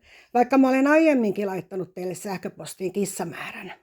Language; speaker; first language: Finnish; native; Finnish